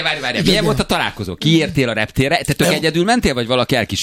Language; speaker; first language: Hungarian; native; Hungarian